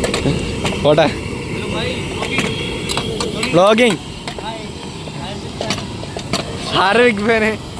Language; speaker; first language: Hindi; non-native, local second language; Malayalam